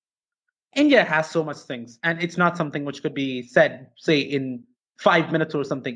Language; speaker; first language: English; non-native, local second language; Malayalam